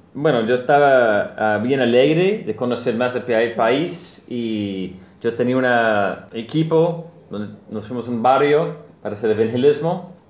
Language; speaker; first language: Spanish; non-native, learner; English